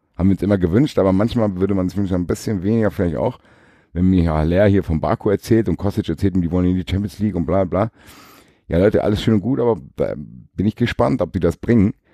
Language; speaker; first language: German; native; German